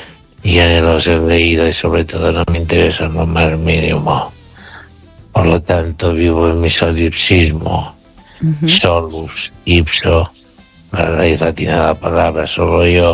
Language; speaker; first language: Spanish; native; Spanish